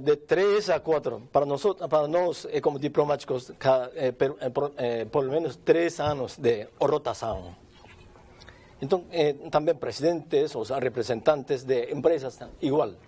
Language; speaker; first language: Portuguese; non-native, learner; Japanese